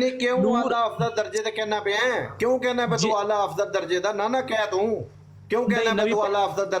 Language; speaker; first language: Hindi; non-native, local second language; Punjabi